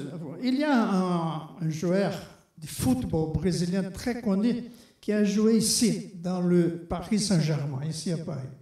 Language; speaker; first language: French; non-native, fluent; Portuguese